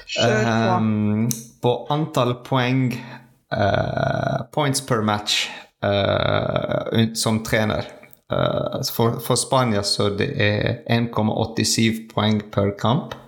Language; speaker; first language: Norwegian; non-native, learner; French